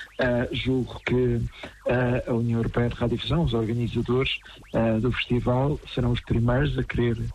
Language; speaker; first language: Portuguese; native; Portuguese